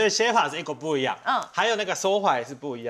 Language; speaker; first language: Chinese; non-native, learner; Japanese